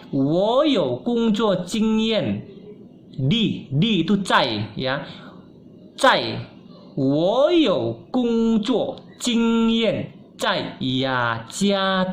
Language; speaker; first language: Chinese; non-native, fluent; Indonesian